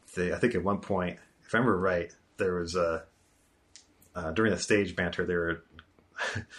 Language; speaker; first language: English; native; English